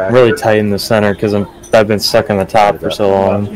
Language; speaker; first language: English; native; English